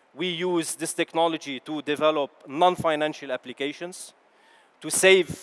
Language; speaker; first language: English; non-native, fluent; Arabic